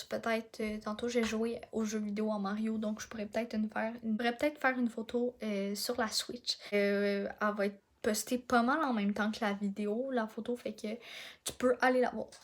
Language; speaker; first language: French; native; French